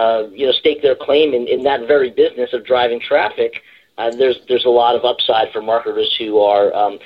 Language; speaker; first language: English; native; English